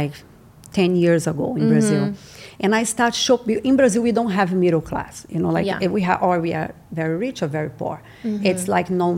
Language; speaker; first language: English; non-native, learner; Portuguese